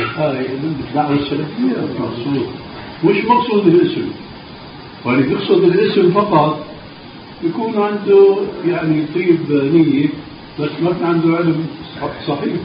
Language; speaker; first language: Arabic; early bilingual, other home language; Albanian